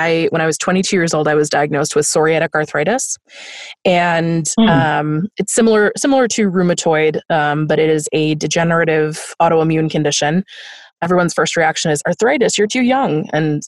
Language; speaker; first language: English; native; English